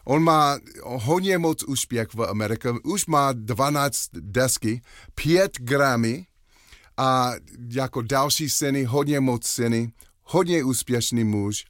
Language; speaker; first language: Czech; non-native, learner; English